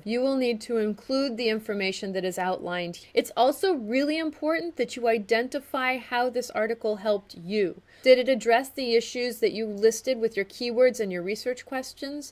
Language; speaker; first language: English; native; English